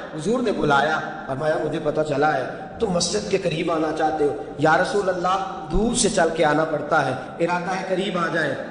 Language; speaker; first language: Urdu; non-native, local second language; Punjabi